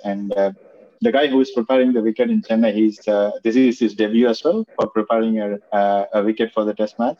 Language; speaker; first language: English; non-native, local second language; Tamil